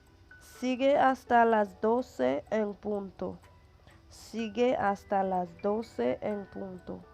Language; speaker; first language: Spanish; non-native, fluent; Haitian Creole